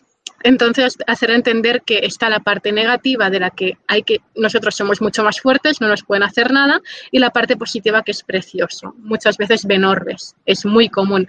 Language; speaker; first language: Spanish; native; Spanish